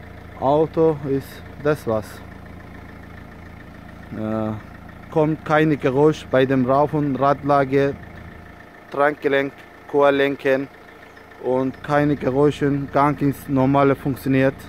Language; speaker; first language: German; non-native, learner; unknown